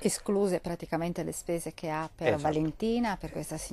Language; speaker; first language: Italian; native; Italian